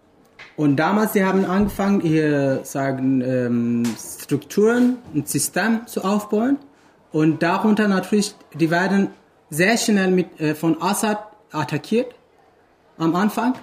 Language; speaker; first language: German; non-native, fluent; Kurdish